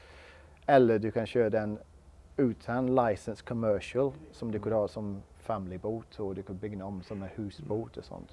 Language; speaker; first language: Swedish; non-native, learner; English